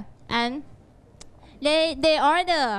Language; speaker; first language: English; non-native, learner; Thai